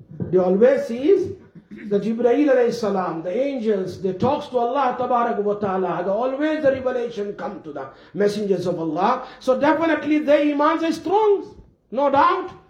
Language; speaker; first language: English; non-native, local second language; Urdu